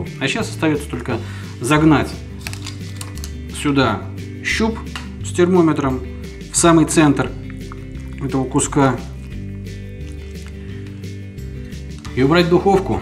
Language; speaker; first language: Russian; native; Russian